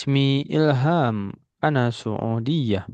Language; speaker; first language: Arabic; non-native, fluent; Indonesian